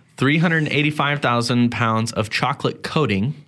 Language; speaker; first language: English; native; English